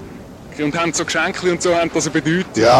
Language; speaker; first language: German; native; German